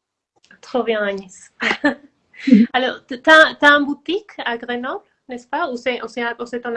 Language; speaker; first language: French; non-native, fluent; Spanish